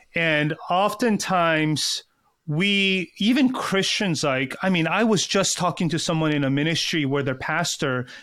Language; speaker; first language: English; early bilingual, other home language; Korean